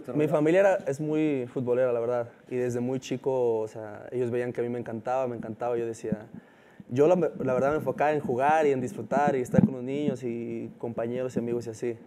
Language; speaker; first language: Spanish; native; Spanish